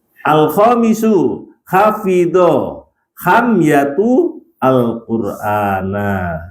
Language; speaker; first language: Arabic; non-native, fluent; Indonesian